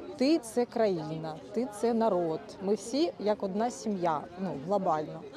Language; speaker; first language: Ukrainian; native; Ukrainian